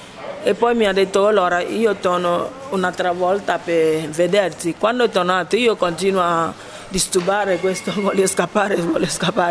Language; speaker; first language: Italian; non-native, fluent; Ibibio